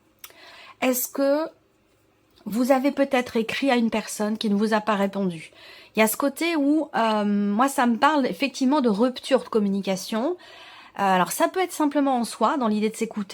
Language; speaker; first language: French; native; French